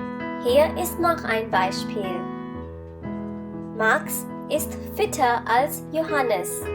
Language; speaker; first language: German; non-native, fluent; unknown